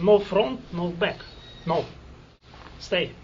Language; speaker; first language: English; non-native, learner; Ukrainian